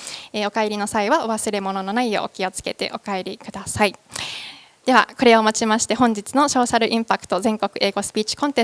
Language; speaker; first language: Japanese; native; Japanese